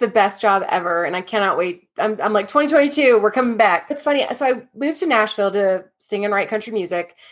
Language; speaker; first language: English; native; English